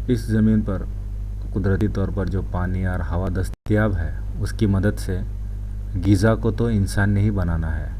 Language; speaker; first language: Urdu; non-native, local second language; Kannada